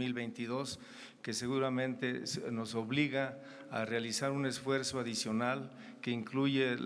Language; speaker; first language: Spanish; native; Spanish